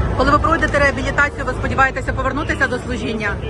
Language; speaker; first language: Ukrainian; native; Ukrainian